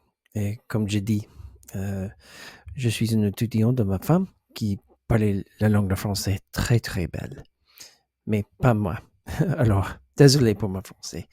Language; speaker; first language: French; non-native, learner; English